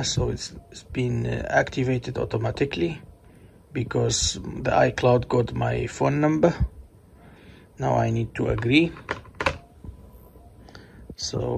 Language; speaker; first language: English; non-native, fluent; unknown